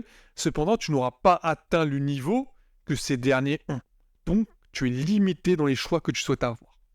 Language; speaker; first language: French; native; French